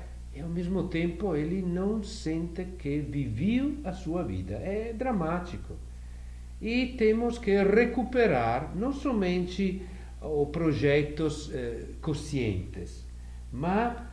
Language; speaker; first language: Portuguese; non-native, fluent; Italian